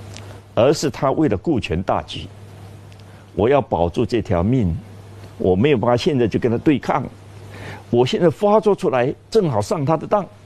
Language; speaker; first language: Chinese; native; Chinese